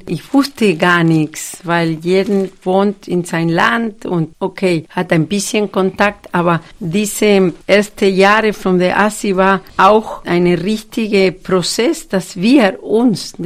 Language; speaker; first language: German; non-native, fluent; Spanish